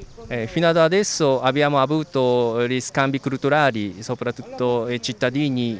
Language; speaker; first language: Italian; non-native, fluent; Japanese